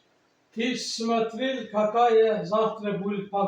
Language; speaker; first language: Russian; non-native, learner; Uzbek